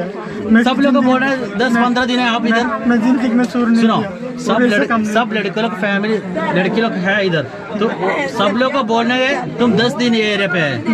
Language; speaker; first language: Hindi; non-native, local second language; Malayalam